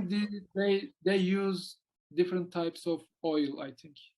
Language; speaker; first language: English; non-native, learner; Turkish